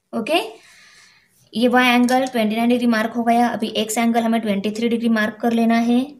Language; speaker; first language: Hindi; non-native, local second language; Marathi